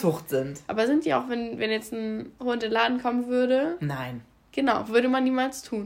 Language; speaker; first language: German; native; German